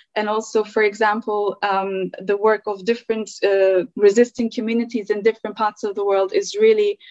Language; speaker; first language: English; early bilingual, other home language; German